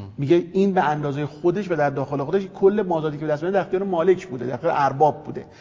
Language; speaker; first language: Persian; native; Persian